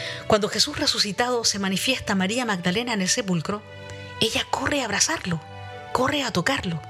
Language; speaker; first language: Spanish; native; Spanish